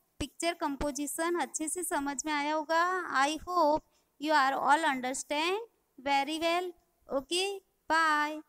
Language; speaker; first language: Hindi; non-native, local second language; Gujarati